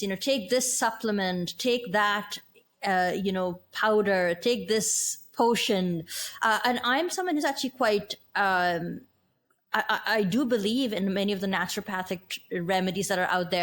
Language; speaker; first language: English; native; English